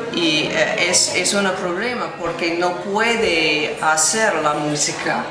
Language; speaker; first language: Spanish; non-native, learner; English